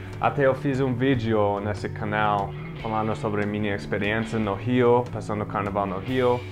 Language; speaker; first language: Portuguese; non-native, fluent; English